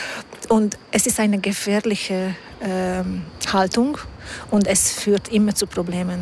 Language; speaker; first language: German; non-native, fluent; Hungarian